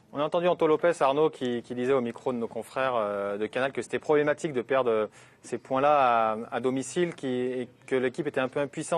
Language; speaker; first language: French; native; French